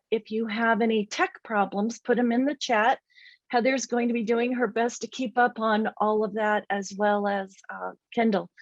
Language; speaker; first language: English; native; English